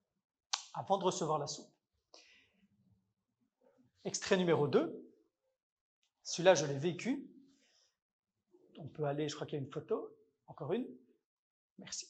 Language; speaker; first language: French; native; French